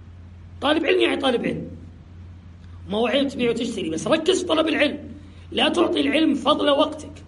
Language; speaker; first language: Arabic; native; Arabic